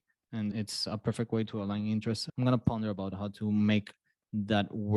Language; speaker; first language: English; non-native, fluent; Spanish